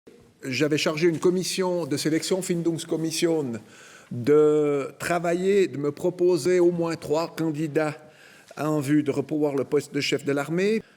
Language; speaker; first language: French; native; French